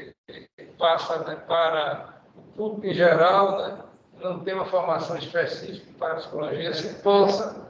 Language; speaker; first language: Portuguese; native; Portuguese